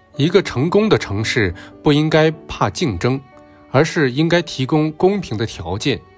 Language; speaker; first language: Chinese; non-native, local second language; Cantonese